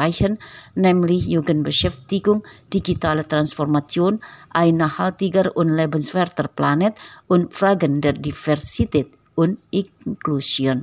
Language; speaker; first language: German; non-native, fluent; Indonesian